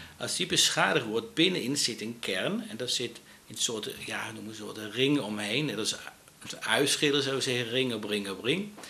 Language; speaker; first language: Dutch; non-native, fluent; Danish